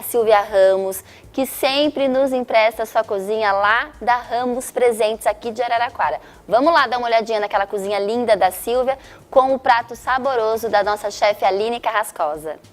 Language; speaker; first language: Portuguese; native; Portuguese